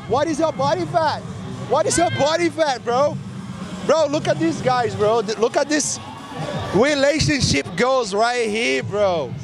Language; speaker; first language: English; non-native, fluent; Portuguese